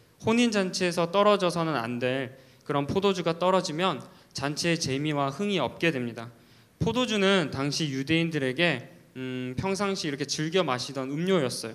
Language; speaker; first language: Korean; native; Korean